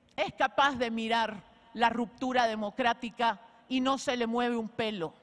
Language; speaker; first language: Spanish; native; Spanish